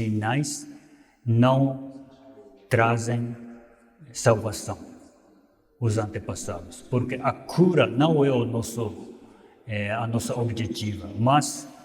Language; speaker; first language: Portuguese; non-native, fluent; Japanese